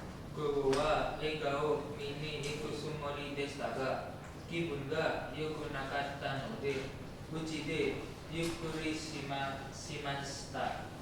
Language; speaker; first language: Japanese; non-native, learner; Indonesian